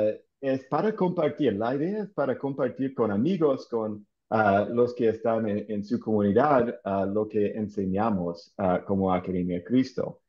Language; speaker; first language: Spanish; non-native, fluent; English